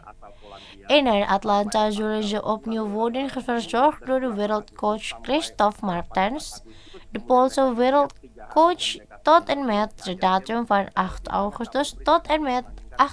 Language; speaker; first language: Dutch; non-native, fluent; Indonesian